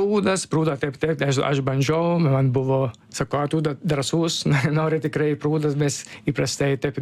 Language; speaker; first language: Lithuanian; non-native, learner; Italian